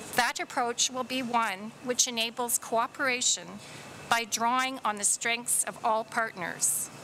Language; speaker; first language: English; native; English